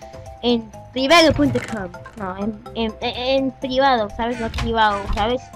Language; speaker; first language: Spanish; native; Spanish